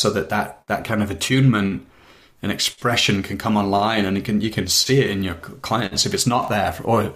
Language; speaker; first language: English; native; English